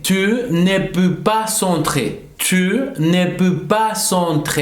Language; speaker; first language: French; non-native, fluent; Spanish